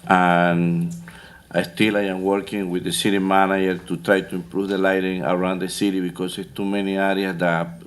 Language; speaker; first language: English; non-native, fluent; Spanish